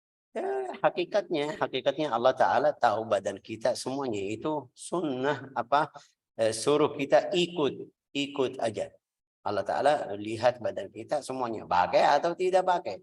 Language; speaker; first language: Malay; non-native, fluent; Arabic